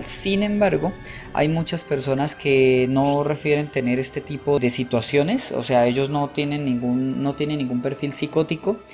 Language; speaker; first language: Spanish; native; Spanish